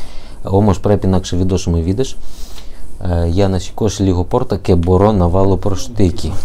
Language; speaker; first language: Greek; non-native, learner; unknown